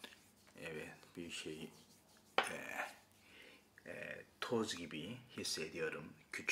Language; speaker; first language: Turkish; non-native, fluent; Korean